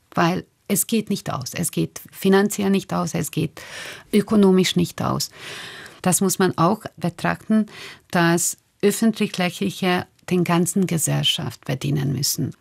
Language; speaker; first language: German; non-native, fluent; Hungarian